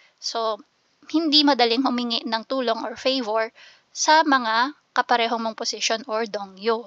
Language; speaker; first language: Filipino; native; Filipino